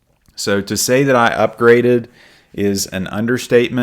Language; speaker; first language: English; native; English